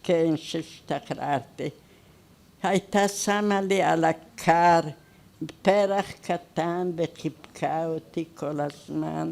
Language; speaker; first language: Hebrew; non-native, fluent; Hungarian